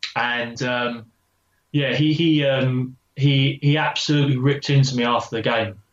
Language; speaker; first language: English; native; English